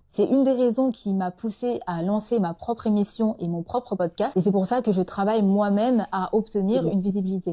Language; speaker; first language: French; native; French